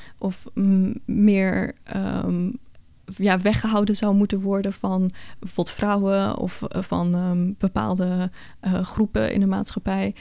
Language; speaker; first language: Dutch; early bilingual, other home language; Persian